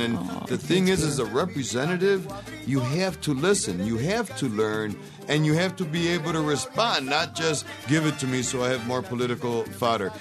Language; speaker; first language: English; native; English